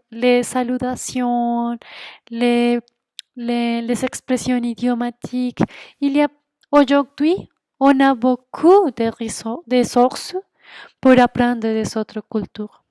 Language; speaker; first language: French; non-native, fluent; Spanish